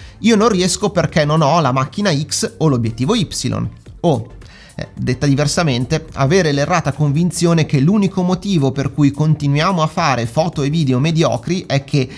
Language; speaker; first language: Italian; native; Italian